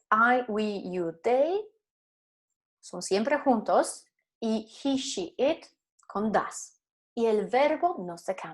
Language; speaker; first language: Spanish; non-native, fluent; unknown